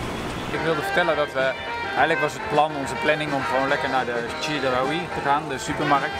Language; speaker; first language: Dutch; native; Dutch